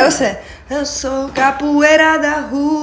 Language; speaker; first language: Portuguese; non-native, fluent; Slovenian